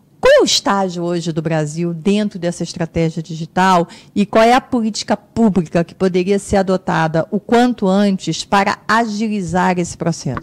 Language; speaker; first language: Portuguese; native; Portuguese